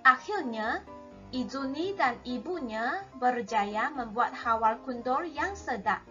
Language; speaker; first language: Malay; non-native, local second language; Chinese